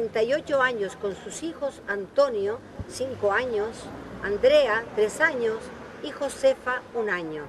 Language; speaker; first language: Spanish; native; Spanish